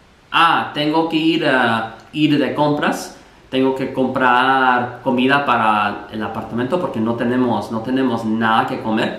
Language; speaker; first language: Spanish; non-native, fluent; English